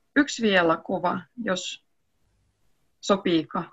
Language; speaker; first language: Finnish; non-native, learner; Russian